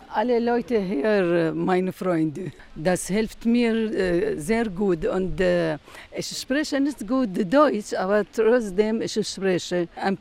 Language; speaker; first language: German; non-native, learner; Arabic